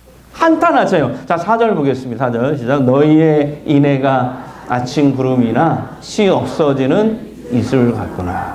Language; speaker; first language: Korean; native; Korean